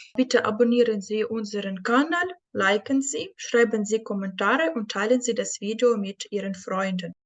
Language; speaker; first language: German; non-native, fluent; Ukrainian